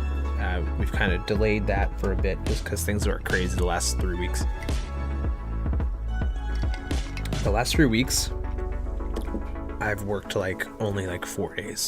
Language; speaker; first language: English; native; English